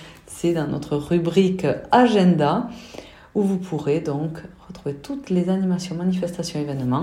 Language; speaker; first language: French; native; French